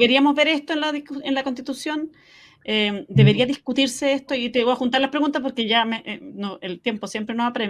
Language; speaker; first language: Spanish; native; Spanish